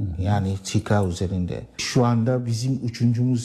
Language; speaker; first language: Turkish; non-native, learner; Arabic